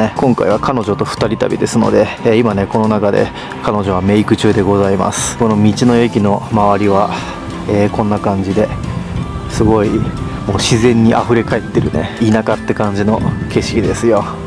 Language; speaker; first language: Japanese; native; Japanese